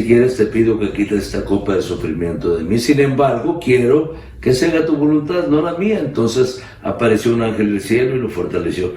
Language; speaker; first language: Spanish; native; Spanish